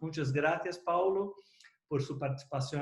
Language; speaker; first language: Spanish; non-native, fluent; Portuguese